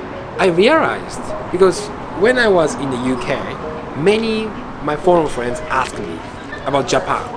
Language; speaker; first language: English; non-native, fluent; Japanese